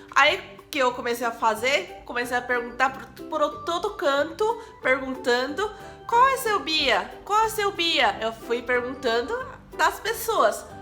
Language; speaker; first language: Portuguese; non-native, fluent; Korean